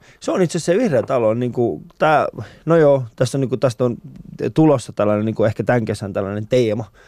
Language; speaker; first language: Finnish; early bilingual, other home language; Persian